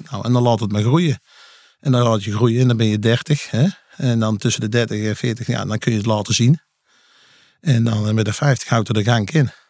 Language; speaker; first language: Dutch; native; Dutch